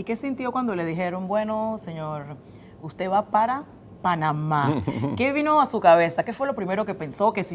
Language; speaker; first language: Spanish; native; Spanish